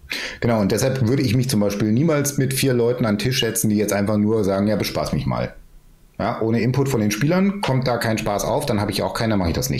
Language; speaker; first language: German; native; German